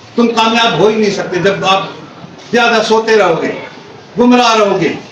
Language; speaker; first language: Urdu; non-native, local second language; Sindhi